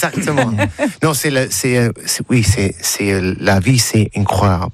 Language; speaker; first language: French; non-native, learner; English